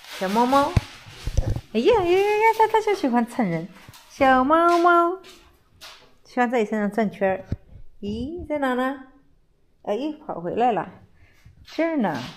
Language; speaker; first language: Chinese; native; Chinese